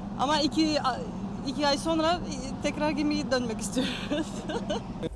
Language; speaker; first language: Turkish; non-native, learner; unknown